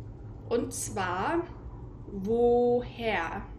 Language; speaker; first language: German; non-native, fluent; English